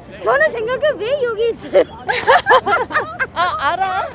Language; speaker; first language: Korean; non-native, learner; Chinese